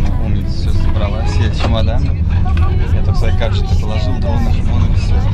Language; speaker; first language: Russian; native; Russian